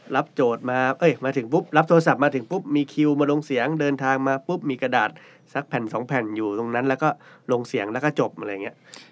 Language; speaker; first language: Thai; native; Thai